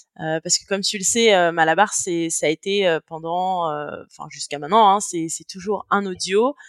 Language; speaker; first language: French; native; French